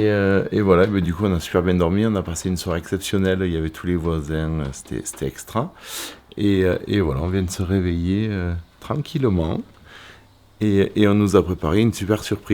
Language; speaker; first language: French; native; French